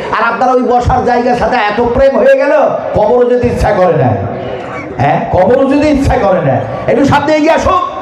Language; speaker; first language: Bangla; non-native, local second language; Urdu